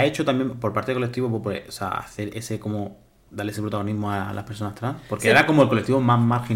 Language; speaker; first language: Spanish; native; Spanish